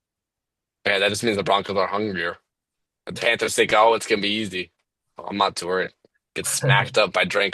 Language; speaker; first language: English; native; English